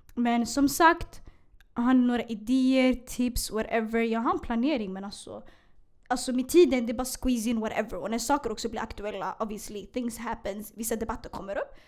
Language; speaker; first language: Swedish; early bilingual, other home language; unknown